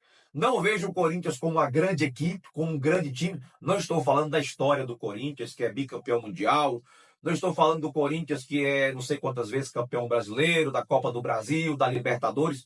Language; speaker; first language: Portuguese; native; Portuguese